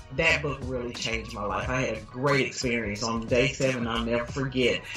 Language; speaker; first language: English; native; English